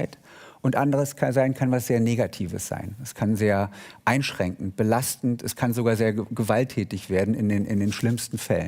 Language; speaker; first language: German; native; German